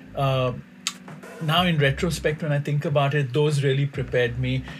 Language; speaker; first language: English; non-native, local second language; Hindi